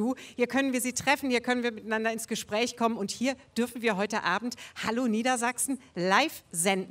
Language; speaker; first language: German; native; German